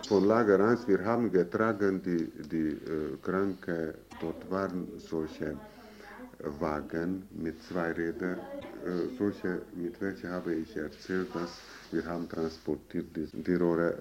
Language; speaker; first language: German; non-native, fluent; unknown